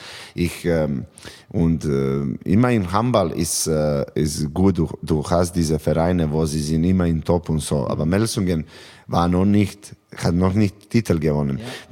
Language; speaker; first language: German; non-native, fluent; Serbian